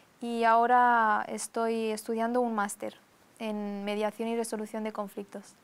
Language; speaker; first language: Spanish; early bilingual, other home language; Romanian